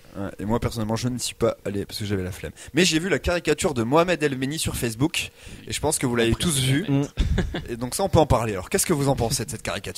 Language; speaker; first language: French; native; French